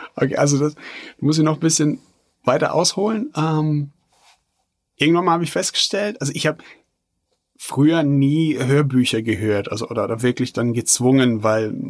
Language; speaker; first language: German; non-native, fluent; Bosnian